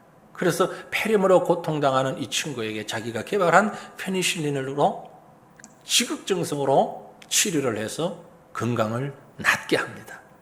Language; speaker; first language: Korean; native; Korean